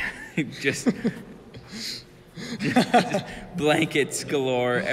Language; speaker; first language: English; native; English